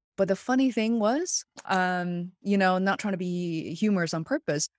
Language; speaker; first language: English; non-native, fluent; Chinese